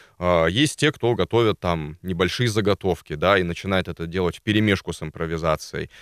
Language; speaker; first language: Russian; native; Russian